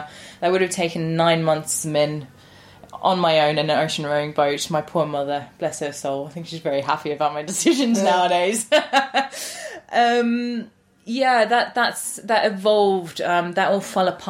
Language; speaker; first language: English; native; English